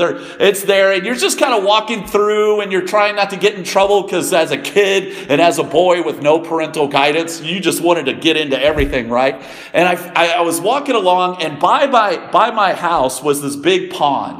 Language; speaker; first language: English; native; English